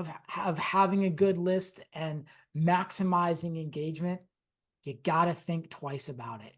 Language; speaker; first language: English; native; English